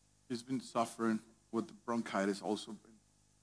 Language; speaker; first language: English; non-native, learner; Spanish